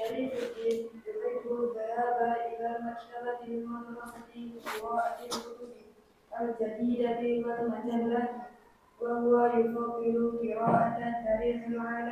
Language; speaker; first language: Arabic; non-native, learner; Indonesian